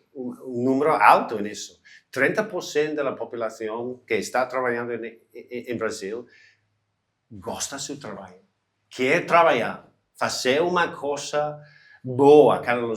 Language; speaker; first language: Portuguese; non-native, learner; English